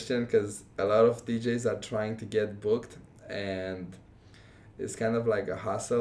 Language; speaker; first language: English; non-native, fluent; Romanian